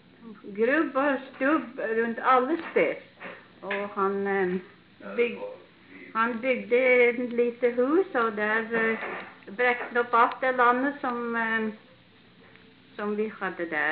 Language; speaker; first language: Norwegian; early bilingual, heritage; Norwegian